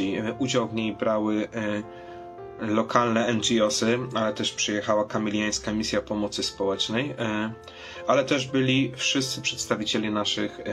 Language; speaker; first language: Polish; native; Polish